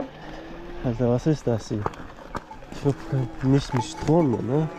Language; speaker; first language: German; non-native, learner; Russian